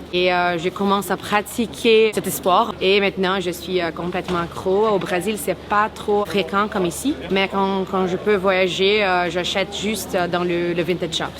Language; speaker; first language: French; non-native, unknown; Portuguese